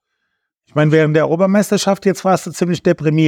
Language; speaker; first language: German; native; German